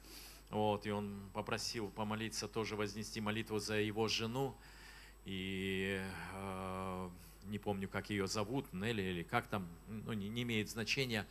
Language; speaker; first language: Russian; native; Russian